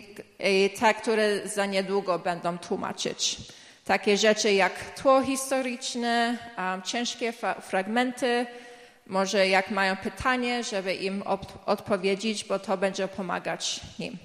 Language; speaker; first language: Polish; early bilingual, heritage; English